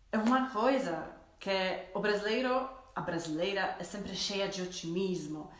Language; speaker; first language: Portuguese; non-native, fluent; Polish